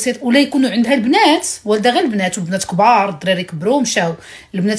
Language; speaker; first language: Arabic; native; Arabic